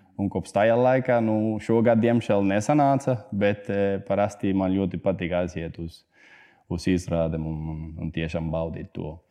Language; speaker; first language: Latvian; non-native, fluent; Spanish